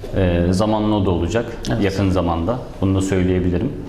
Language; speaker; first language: Turkish; native; Turkish